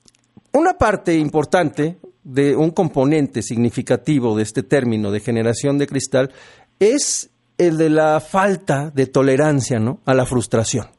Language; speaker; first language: Spanish; native; Spanish